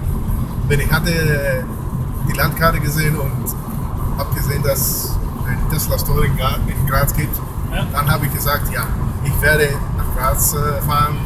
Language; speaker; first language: German; non-native, learner; Greek